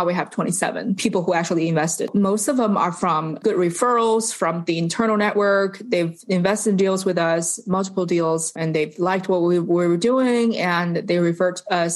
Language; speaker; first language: English; non-native, fluent; Chinese